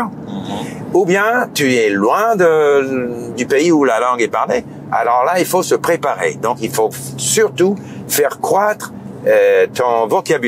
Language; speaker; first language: French; non-native, fluent; English